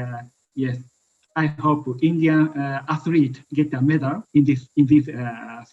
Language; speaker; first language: English; non-native, learner; Japanese